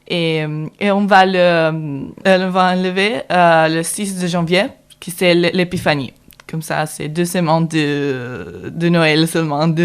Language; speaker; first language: French; non-native, learner; Italian